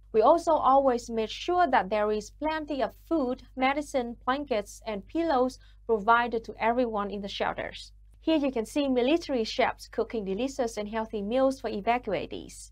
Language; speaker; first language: English; non-native, fluent; Vietnamese